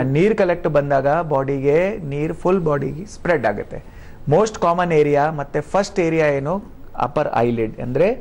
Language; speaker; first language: Kannada; non-native, learner; Hindi